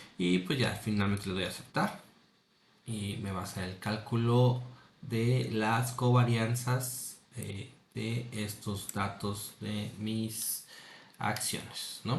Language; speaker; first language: Spanish; native; Spanish